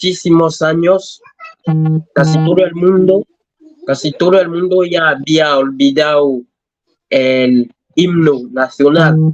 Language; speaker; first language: Spanish; non-native, learner; French